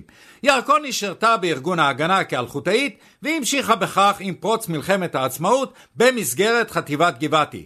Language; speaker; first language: Hebrew; native; Hebrew